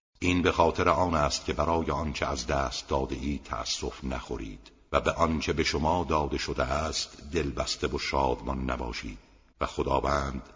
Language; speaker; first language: Persian; native; Persian